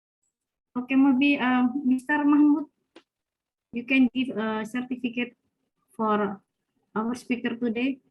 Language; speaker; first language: English; non-native, fluent; Indonesian